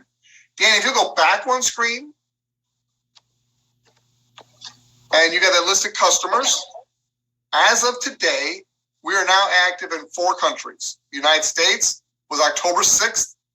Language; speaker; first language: English; native; English